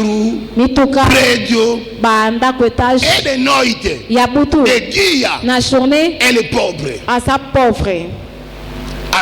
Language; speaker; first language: Portuguese; non-native, learner; Lingala